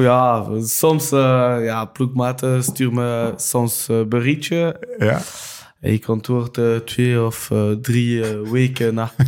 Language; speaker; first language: Dutch; non-native, local second language; French